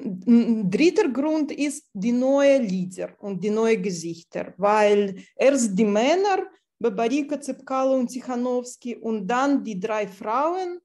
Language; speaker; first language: German; non-native, fluent; Russian